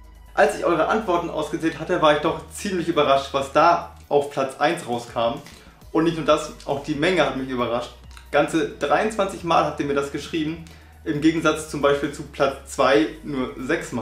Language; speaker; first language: German; native; German